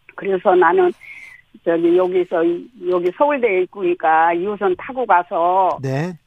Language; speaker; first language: Korean; native; Korean